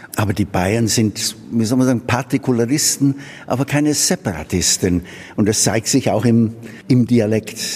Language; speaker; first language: German; non-native, fluent; English